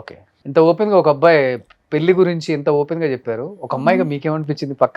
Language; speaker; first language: Telugu; native; Telugu